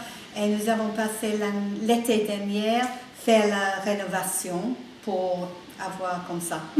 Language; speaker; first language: French; non-native, learner; English